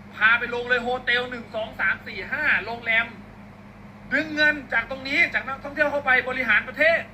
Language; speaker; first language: Thai; native; Thai